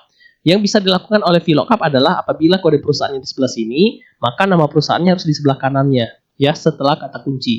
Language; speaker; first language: Indonesian; native; Indonesian